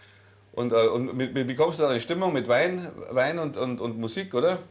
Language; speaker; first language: German; native; German